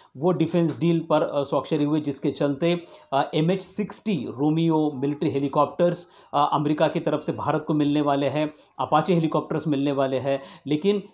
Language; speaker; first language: Hindi; non-native, local second language; Marathi